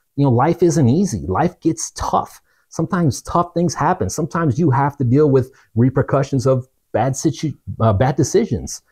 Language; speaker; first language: English; native; English